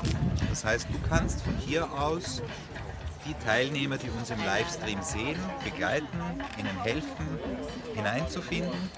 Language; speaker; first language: German; native; German